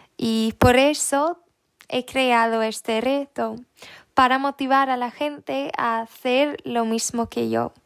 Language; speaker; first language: Spanish; non-native, fluent; Swedish